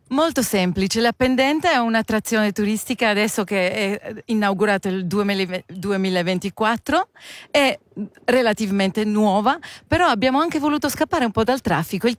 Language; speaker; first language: Italian; non-native, local second language; Romansh